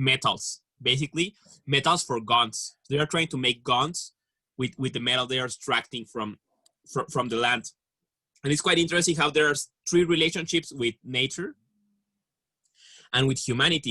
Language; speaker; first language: English; non-native, fluent; Spanish